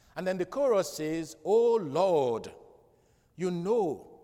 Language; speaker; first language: English; non-native, local second language; Krio